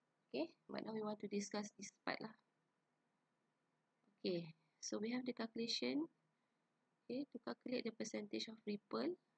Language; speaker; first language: English; non-native, local second language; Malay